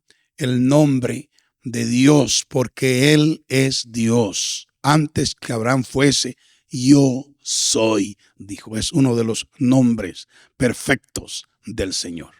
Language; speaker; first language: Spanish; native; Spanish